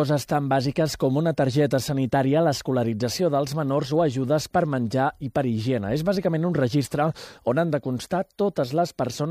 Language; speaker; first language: Catalan; native; Catalan